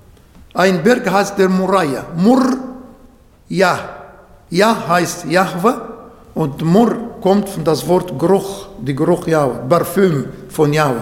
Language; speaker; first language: German; non-native, fluent; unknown